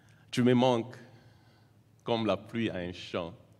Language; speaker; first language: French; non-native, local second language; Swahili